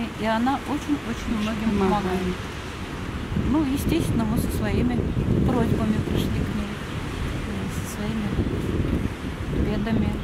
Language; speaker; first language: Russian; native; Russian